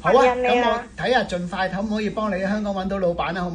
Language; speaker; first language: Cantonese; native; Cantonese